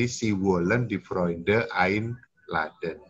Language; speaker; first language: German; non-native, fluent; Indonesian